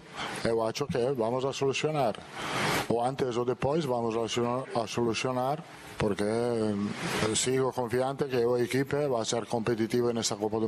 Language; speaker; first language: Portuguese; non-native, fluent; Italian